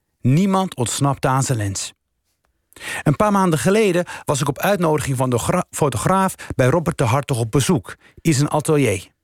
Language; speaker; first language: Dutch; early bilingual, other home language; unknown